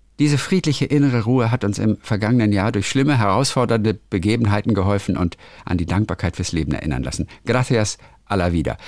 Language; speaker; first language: German; native; German